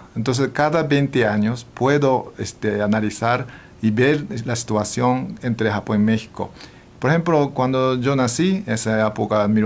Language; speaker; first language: Spanish; non-native, fluent; Japanese